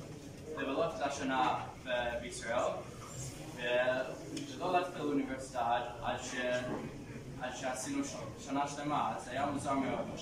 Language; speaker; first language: Hebrew; non-native, fluent; English